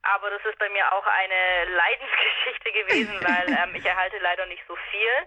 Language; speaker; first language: German; native; German